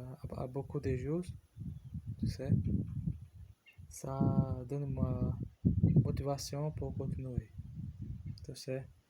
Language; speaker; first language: French; non-native, learner; Portuguese